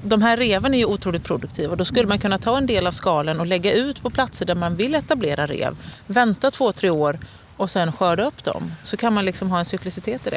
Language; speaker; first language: Swedish; native; Swedish